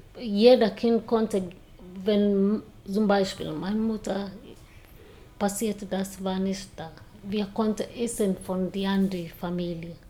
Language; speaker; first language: German; non-native, learner; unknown